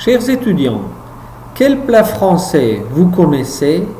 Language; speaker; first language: French; non-native, fluent; Uzbek